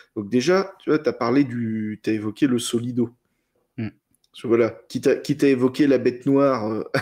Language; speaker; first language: French; native; French